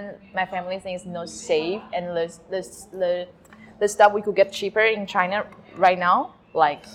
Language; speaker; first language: English; non-native, fluent; Chinese